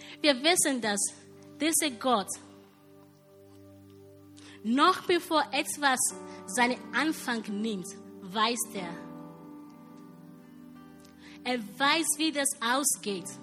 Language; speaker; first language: German; non-native, learner; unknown